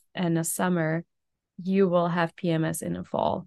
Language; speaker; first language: English; non-native, fluent; Czech